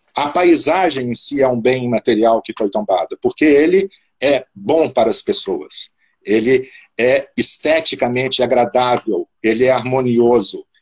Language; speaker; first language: Portuguese; native; Portuguese